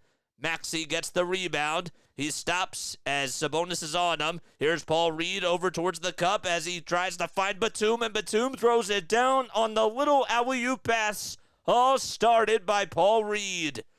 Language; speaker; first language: English; native; English